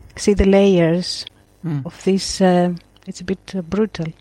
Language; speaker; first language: English; non-native, fluent; Greek